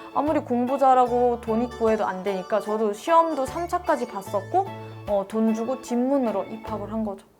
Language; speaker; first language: Korean; native; Korean